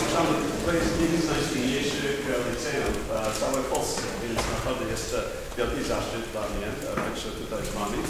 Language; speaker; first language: Polish; non-native, fluent; English